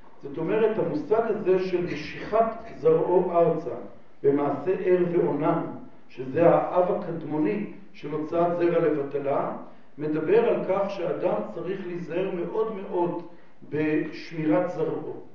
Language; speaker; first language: Hebrew; native; Hebrew